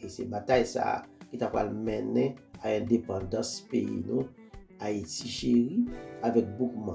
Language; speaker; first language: French; non-native, local second language; Haitian Creole